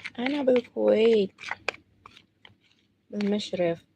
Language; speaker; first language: Arabic; non-native, learner; Hiligaynon